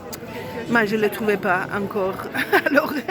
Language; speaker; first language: French; non-native, learner; Italian